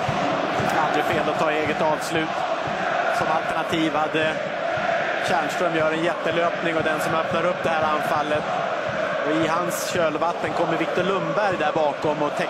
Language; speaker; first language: Swedish; native; Swedish